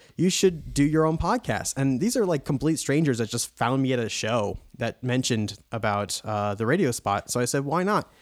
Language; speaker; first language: English; native; English